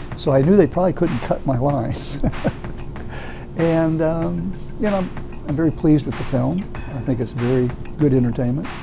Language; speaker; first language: English; native; English